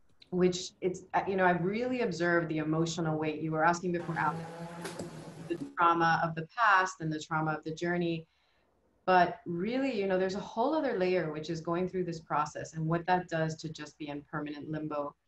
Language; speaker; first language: English; early bilingual, other home language; Spanish